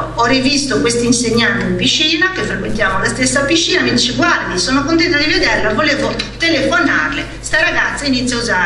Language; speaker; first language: Italian; native; Italian